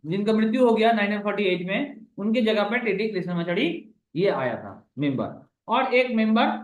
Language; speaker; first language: Hindi; non-native, local second language; Bangla